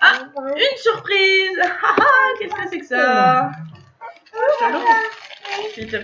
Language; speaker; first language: French; native; French